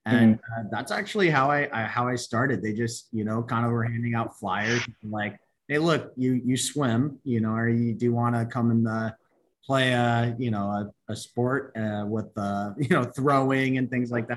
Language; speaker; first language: English; native; English